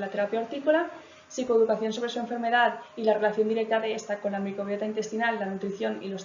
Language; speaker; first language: Spanish; native; Spanish